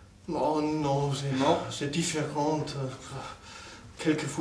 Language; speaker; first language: French; non-native, learner; German